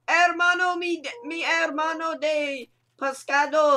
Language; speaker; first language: Spanish; non-native, learner; English